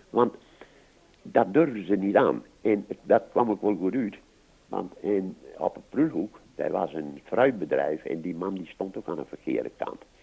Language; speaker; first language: Dutch; non-native, local second language; Western Frisian